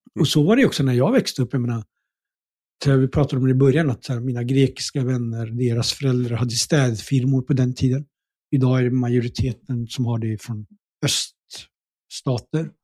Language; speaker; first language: Swedish; early bilingual, other home language; Punjabi